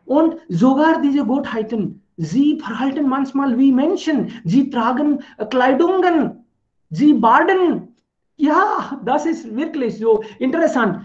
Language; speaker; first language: German; non-native, fluent; Hindi